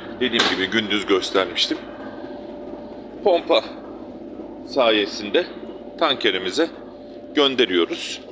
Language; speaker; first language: Turkish; native; Turkish